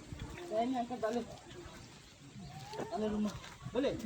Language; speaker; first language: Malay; non-native, learner; Bangla